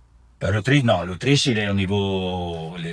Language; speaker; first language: French; non-native, learner; Italian